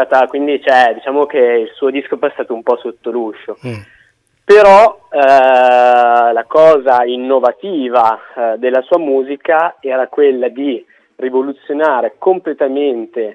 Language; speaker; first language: Italian; native; Italian